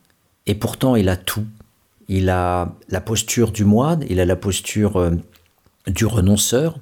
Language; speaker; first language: French; native; French